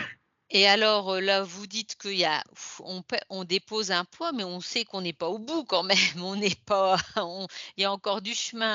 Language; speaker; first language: French; native; French